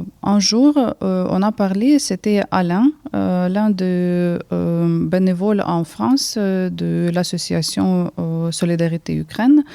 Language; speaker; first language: French; early bilingual, heritage; Ukrainian